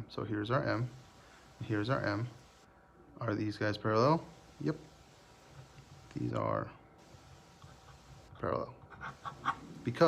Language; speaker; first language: English; native; English